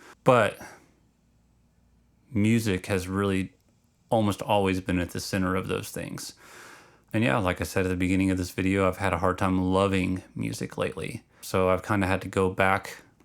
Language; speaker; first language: English; native; English